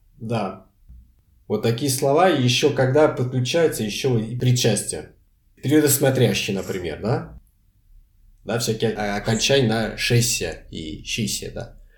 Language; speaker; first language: Russian; non-native, fluent; Portuguese